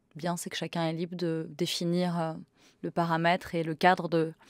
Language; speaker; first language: French; native; French